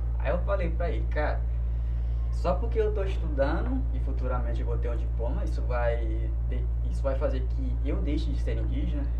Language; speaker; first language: Portuguese; non-native, local second language; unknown